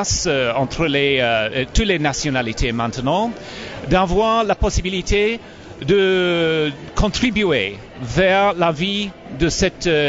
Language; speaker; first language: French; non-native, fluent; English